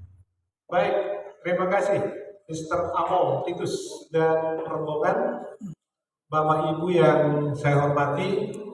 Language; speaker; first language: Indonesian; native; Indonesian